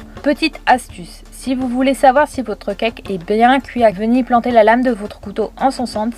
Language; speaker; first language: French; native; French